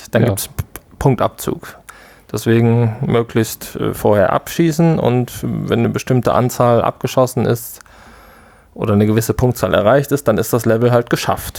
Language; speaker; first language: German; native; German